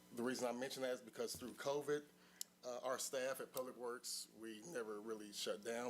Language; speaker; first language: English; native; English